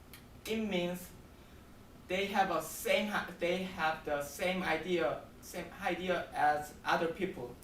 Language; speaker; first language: English; non-native, learner; Korean